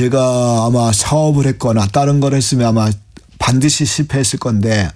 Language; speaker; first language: Korean; native; Korean